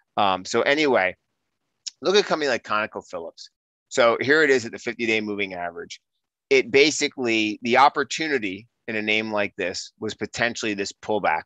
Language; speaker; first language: English; native; English